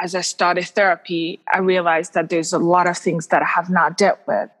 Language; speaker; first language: English; non-native, local second language; Kinyarwanda